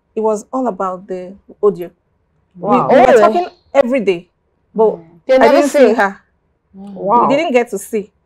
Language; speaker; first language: English; non-native, local second language; Igbo